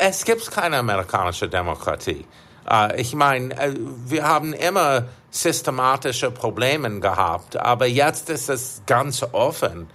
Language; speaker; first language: German; non-native, fluent; English